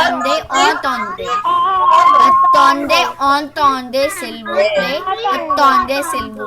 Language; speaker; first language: French; non-native, learner; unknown